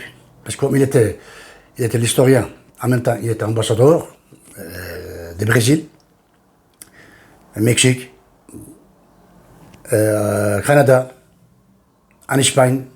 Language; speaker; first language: French; non-native, fluent; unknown